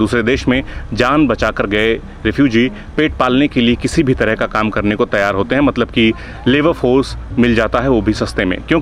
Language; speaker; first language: Hindi; native; Hindi